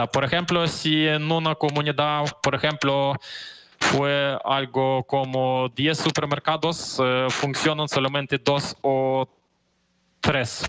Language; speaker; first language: Spanish; non-native, fluent; Ukrainian